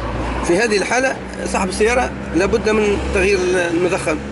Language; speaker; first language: Arabic; native; Arabic